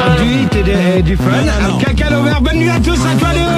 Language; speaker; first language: French; native; French